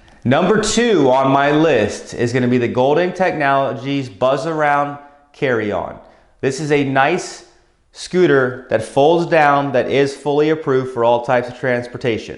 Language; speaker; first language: English; native; English